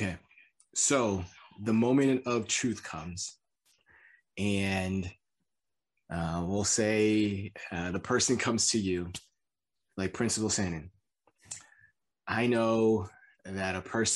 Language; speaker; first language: English; native; English